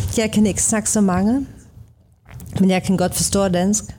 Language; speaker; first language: German; early bilingual, other home language; Danish